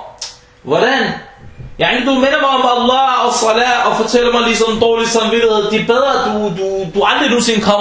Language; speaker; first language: Danish; early bilingual, other home language; Arabic